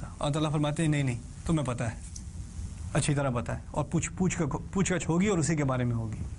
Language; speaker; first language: Urdu; early bilingual, heritage; Urdu